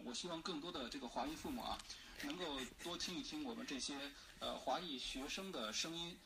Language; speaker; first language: Chinese; native; Chinese